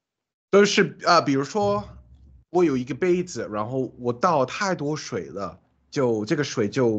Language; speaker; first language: Chinese; non-native, learner; English